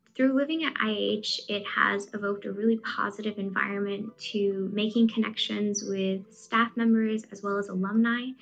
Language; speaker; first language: English; native; English